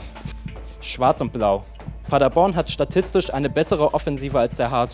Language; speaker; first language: German; native; German